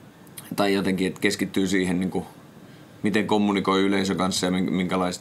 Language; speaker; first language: Finnish; native; Finnish